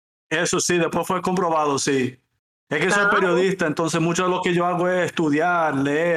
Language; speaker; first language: Spanish; native; Spanish